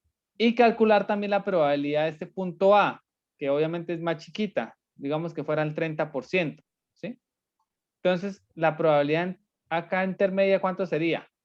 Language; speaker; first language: Spanish; native; Spanish